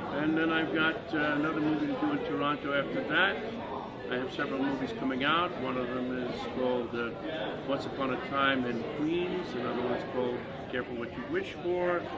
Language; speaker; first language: English; early bilingual, other home language; Italian